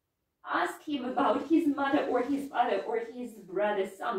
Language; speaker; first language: English; non-native, fluent; Russian